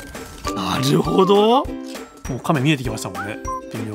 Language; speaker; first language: Japanese; native; Japanese